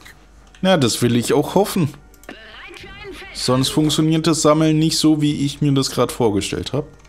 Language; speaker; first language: German; native; German